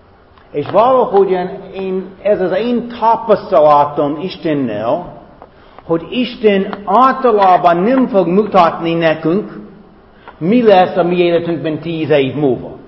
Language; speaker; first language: Hungarian; non-native, fluent; English